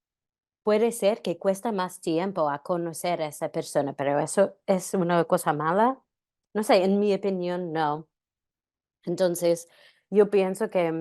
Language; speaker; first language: Spanish; non-native, fluent; English